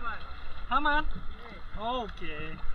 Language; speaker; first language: English; non-native, learner; Vietnamese